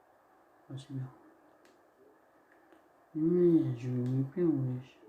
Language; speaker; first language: French; non-native, learner; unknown